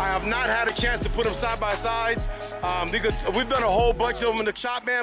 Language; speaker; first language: English; native; English